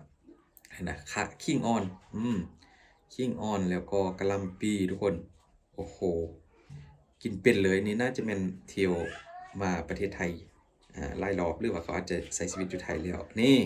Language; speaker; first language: Thai; non-native, local second language; Northeastern Thai